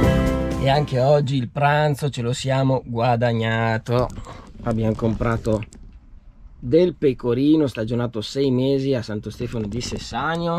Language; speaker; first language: Italian; native; Italian